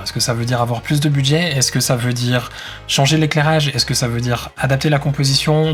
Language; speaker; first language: French; native; French